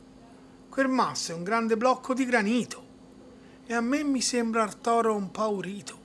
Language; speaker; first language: Italian; native; Italian